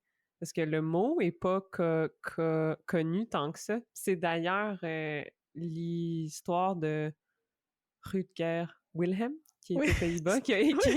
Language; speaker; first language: French; native; French